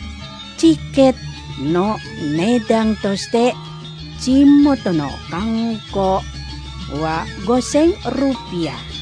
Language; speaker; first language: Japanese; non-native, learner; Indonesian